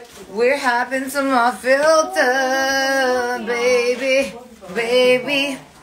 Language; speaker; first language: English; early bilingual, other home language; Korean